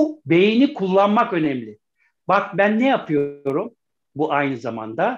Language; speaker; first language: Turkish; native; Turkish